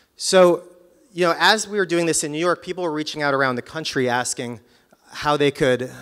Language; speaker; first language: English; native; English